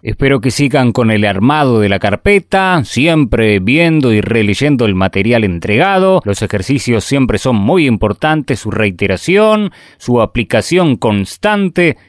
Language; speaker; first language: Spanish; native; Spanish